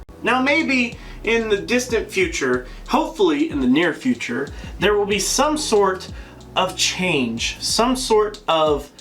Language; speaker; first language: English; native; English